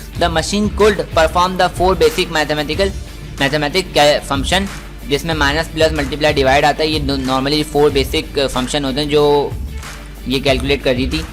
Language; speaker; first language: Urdu; native; Urdu